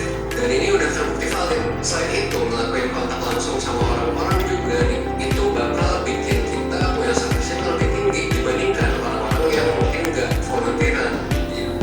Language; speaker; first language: Indonesian; native; Indonesian